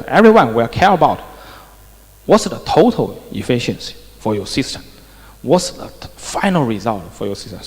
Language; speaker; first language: English; non-native, fluent; Chinese